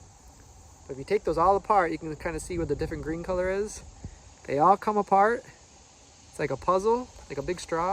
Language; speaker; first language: English; native; English